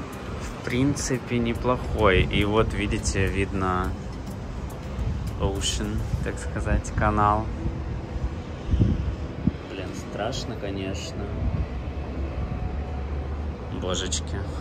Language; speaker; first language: Russian; native; Russian